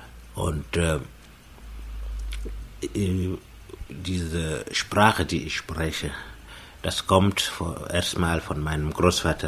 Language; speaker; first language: German; non-native, fluent; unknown